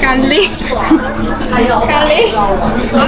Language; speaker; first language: English; non-native, learner; Chinese